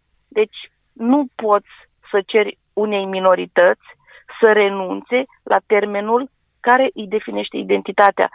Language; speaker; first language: Romanian; non-native, local second language; Romany